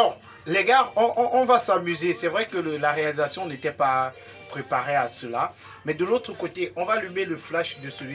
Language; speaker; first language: French; native; French